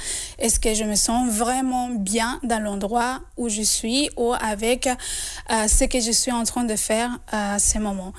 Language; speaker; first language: French; non-native, fluent; Spanish